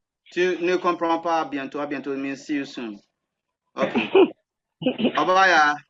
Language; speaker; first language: French; non-native, fluent; Akan